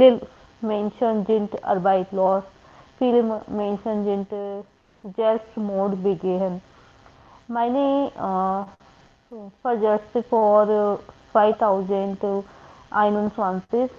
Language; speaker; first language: German; non-native, learner; Hindi